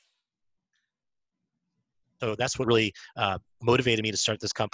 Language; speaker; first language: English; native; English